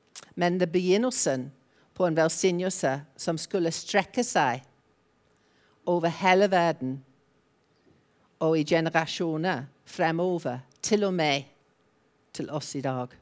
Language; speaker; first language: Norwegian; non-native, fluent; English